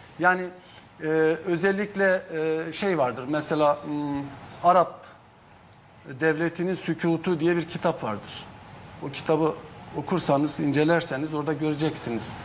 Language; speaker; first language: Turkish; non-native, local second language; Zaza